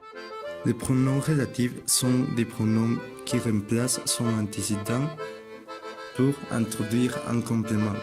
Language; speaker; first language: French; non-native, fluent; Spanish